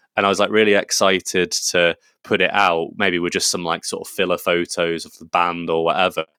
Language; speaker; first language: English; native; English